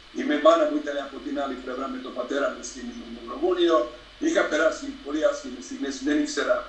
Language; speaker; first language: Greek; non-native, fluent; Serbian